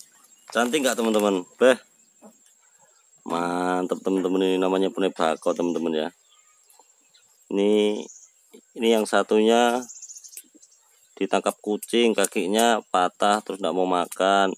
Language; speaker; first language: Malay; native; Malay